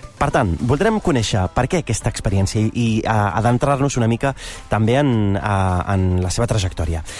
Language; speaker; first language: Catalan; early bilingual, other home language; Arabic